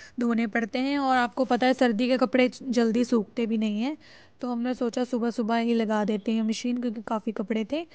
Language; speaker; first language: Hindi; non-native, local second language; Punjabi